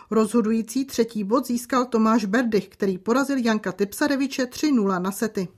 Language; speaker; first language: Czech; native; Czech